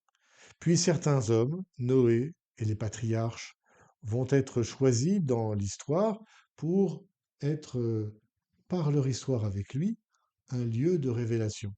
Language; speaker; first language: French; native; French